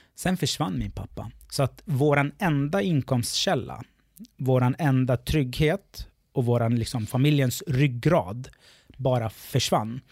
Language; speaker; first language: Swedish; early bilingual, other home language; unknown